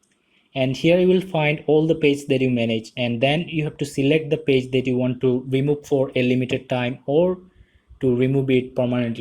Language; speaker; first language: English; non-native, fluent; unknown